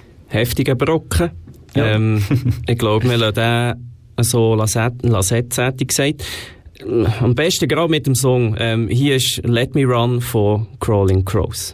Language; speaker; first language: German; native; German